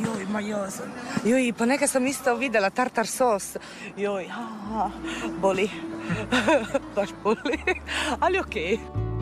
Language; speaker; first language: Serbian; non-native, fluent; Italian